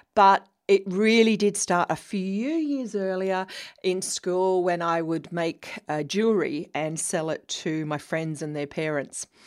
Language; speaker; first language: English; native; English